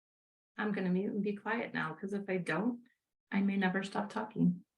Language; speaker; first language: English; native; English